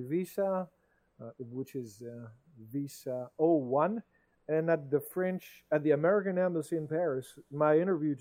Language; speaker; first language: English; non-native, fluent; French